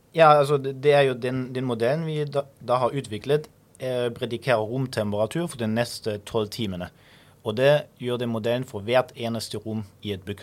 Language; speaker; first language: Norwegian; non-native, fluent; German